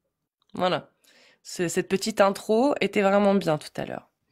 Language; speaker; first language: French; native; French